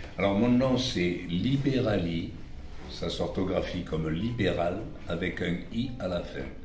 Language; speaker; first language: French; early bilingual, other home language; Italian